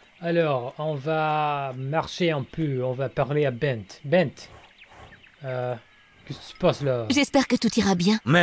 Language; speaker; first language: French; non-native, learner; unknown